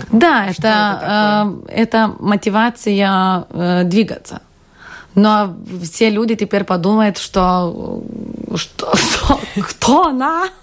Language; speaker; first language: Russian; non-native, fluent; Lithuanian